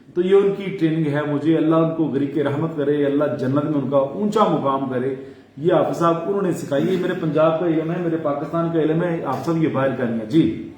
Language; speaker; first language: Urdu; non-native, local second language; Punjabi